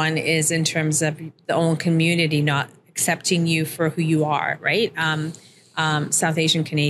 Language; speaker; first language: English; early bilingual, other home language; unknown